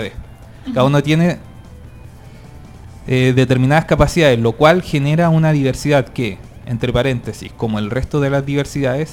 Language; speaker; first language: Spanish; native; Spanish